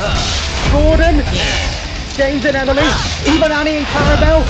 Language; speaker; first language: English; native; English